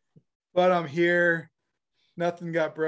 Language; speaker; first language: English; native; English